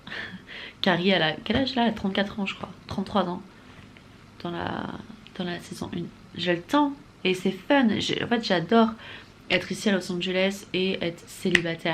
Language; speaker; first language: French; native; French